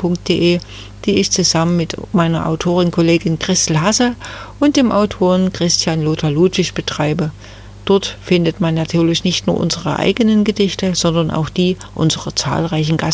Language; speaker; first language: German; native; German